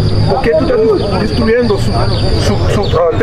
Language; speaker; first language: Spanish; early bilingual, heritage; Spanish